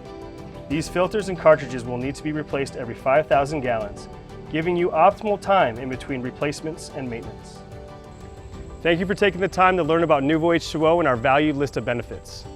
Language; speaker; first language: English; native; English